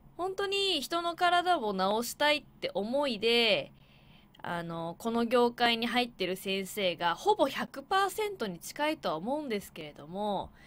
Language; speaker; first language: Japanese; native; Japanese